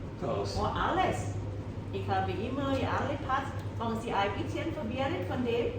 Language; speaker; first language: German; non-native, learner; Thai